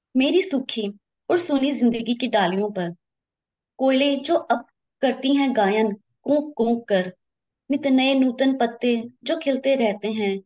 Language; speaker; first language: Hindi; native; Hindi